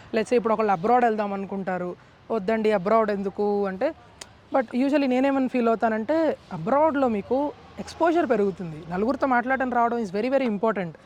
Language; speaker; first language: Telugu; native; Telugu